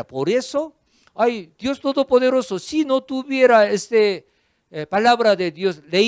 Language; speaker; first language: Spanish; non-native, fluent; Korean